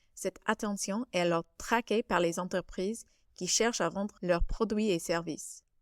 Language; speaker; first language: French; native; French